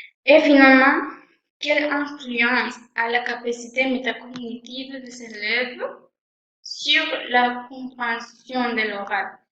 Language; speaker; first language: French; non-native, fluent; Spanish